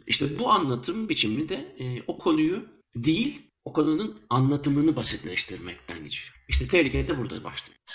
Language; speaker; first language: Turkish; early bilingual, heritage; Turkish